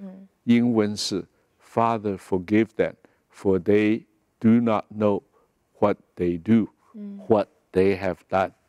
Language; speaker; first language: English; non-native, fluent; Chinese